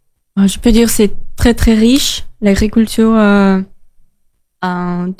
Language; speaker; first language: French; non-native, learner; Russian